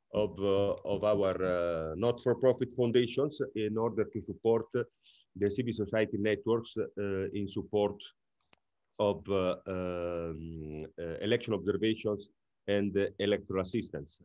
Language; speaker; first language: English; non-native, fluent; Italian